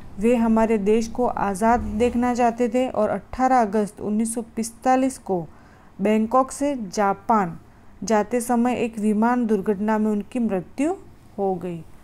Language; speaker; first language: Hindi; non-native, local second language; Gujarati